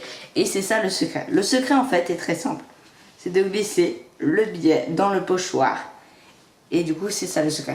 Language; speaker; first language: French; native; French